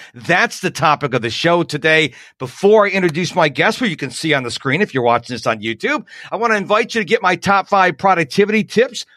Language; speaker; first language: English; native; English